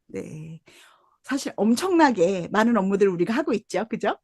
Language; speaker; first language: Korean; native; Korean